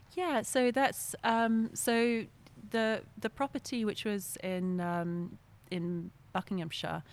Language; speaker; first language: English; non-native, fluent; French